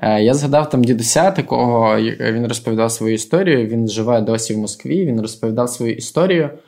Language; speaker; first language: Ukrainian; non-native, local second language; Russian